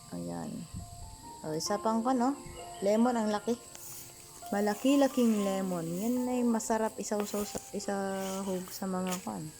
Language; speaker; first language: Filipino; non-native, local second language; Iloko